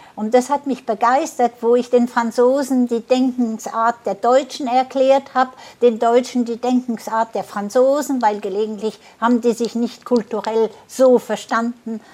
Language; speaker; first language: German; early bilingual, heritage; German